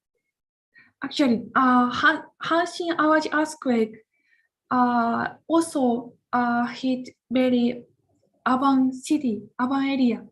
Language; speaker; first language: English; non-native, learner; Japanese